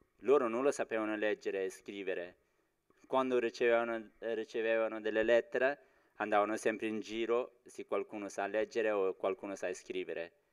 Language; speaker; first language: Italian; non-native, fluent; Persian